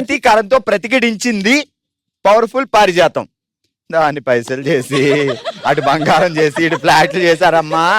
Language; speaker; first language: Telugu; native; Telugu